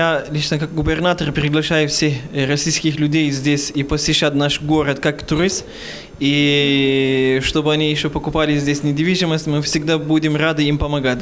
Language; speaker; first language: Russian; non-native, fluent; Turkish